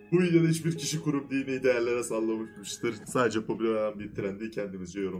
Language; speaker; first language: Turkish; native; Turkish